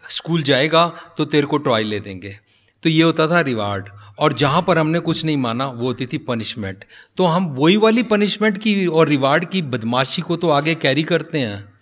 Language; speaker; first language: Hindi; non-native, local second language; Punjabi